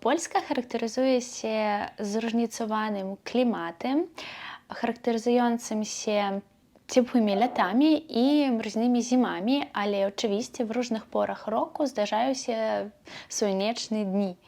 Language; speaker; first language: Polish; non-native, learner; Belarusian